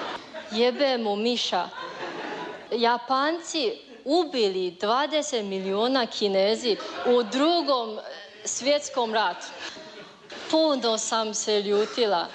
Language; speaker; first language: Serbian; non-native, learner; Chinese